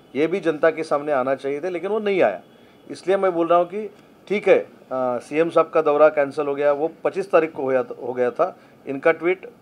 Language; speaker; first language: Hindi; non-native, local second language; Marathi